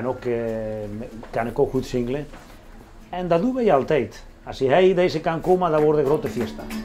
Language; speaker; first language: Dutch; non-native, learner; Spanish